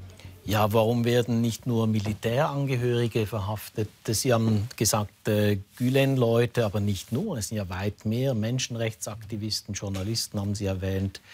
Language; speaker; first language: German; native; German